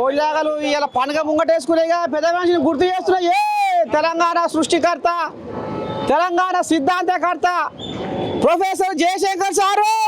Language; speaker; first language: Telugu; native; Telugu